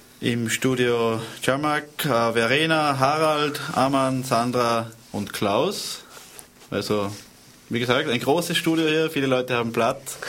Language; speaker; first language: German; native; German